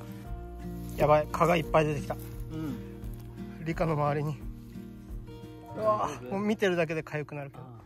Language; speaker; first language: Japanese; native; Japanese